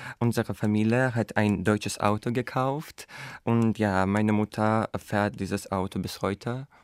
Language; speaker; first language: German; non-native, fluent; Azerbaijani